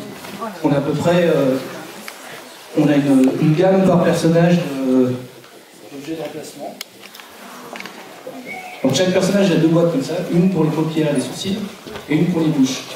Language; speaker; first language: French; native; French